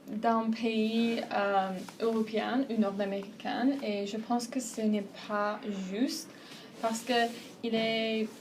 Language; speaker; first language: French; non-native, learner; Persian